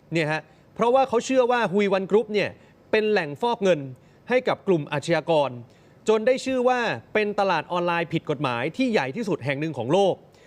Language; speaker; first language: Thai; native; Thai